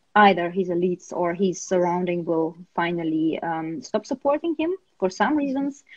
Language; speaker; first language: English; non-native, fluent; Russian